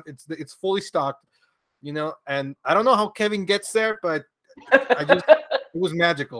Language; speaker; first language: English; early bilingual, other home language; Spanish